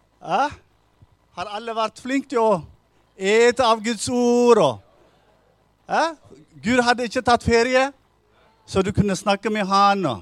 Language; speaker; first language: Norwegian; non-native, fluent; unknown